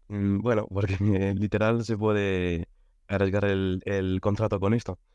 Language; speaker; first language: Spanish; non-native, fluent; French